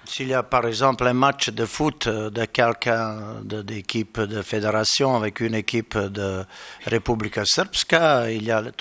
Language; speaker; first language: French; non-native, learner; Bosnian